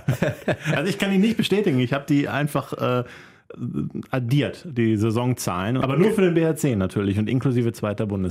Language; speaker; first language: German; native; German